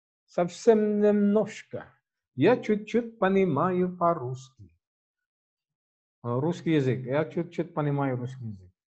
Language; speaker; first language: Russian; non-native, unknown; Filipino